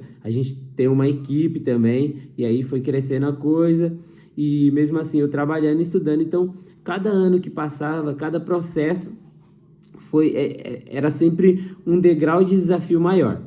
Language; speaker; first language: Portuguese; native; Portuguese